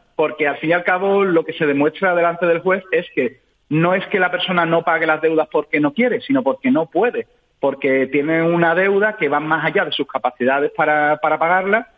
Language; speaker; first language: Spanish; native; Spanish